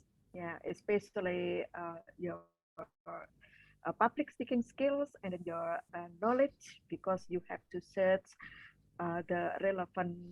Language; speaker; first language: English; non-native, fluent; Indonesian